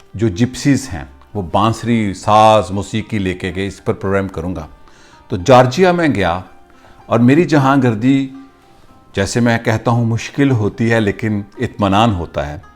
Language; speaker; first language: Hindi; non-native, local second language; Punjabi